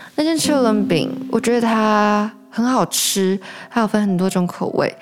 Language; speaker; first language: Chinese; native; Chinese